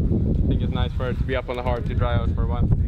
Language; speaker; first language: English; non-native, fluent; Swedish